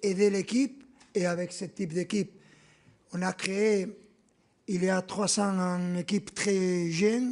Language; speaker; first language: French; non-native, fluent; Spanish